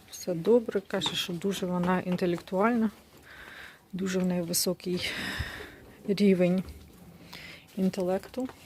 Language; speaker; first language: Ukrainian; non-native, local second language; Russian